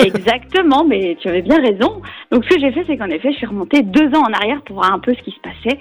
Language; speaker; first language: French; native; French